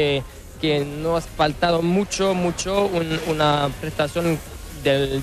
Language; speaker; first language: Spanish; non-native, learner; French